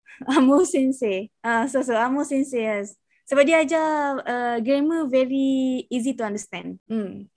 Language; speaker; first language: English; non-native, local second language; Malay